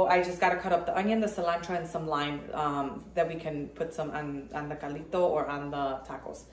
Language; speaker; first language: English; early bilingual, other home language; Spanish